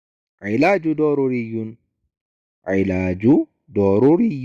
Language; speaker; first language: Arabic; non-native, fluent; Amharic